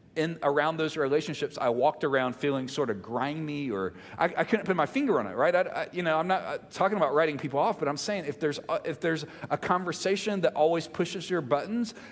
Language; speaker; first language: English; native; English